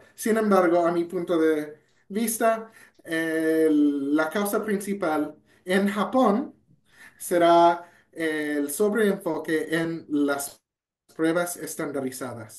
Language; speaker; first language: Spanish; non-native, fluent; English